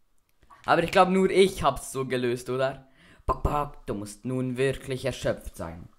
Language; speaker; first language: German; native; German